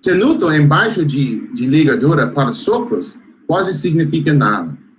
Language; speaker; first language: Portuguese; non-native, fluent; English